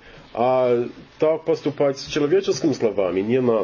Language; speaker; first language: Russian; non-native, learner; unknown